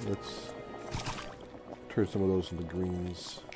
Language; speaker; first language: English; native; English